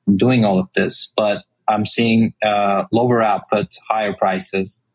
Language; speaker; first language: English; non-native, fluent; Turkish